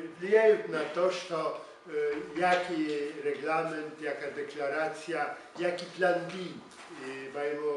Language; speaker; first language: Polish; non-native, learner; Ukrainian